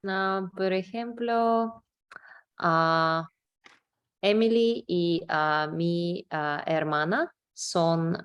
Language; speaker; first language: Spanish; non-native, learner; English